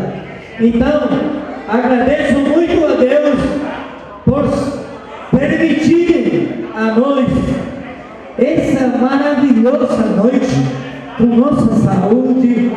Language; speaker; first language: Portuguese; non-native, local second language; Spanish